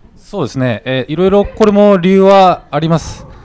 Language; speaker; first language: Japanese; native; Japanese